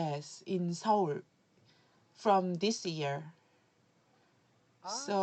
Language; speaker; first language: English; non-native, learner; Korean